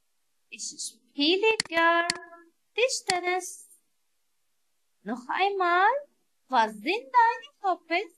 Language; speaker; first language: German; non-native, learner; Arabic